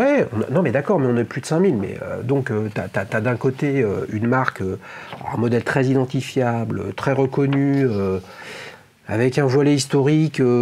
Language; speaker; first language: French; native; French